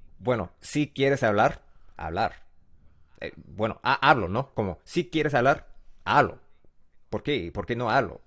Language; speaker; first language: Spanish; non-native, learner; English